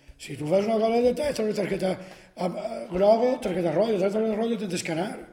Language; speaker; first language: Catalan; native; Catalan